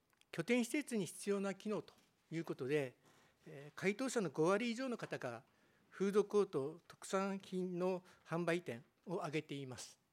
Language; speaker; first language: Japanese; native; Japanese